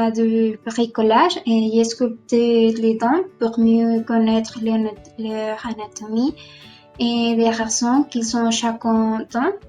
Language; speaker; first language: French; non-native, learner; Spanish